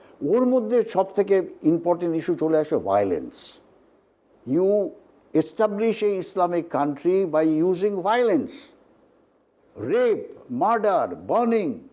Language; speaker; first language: English; non-native, local second language; Bangla